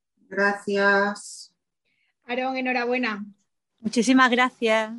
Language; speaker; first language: Spanish; native; Spanish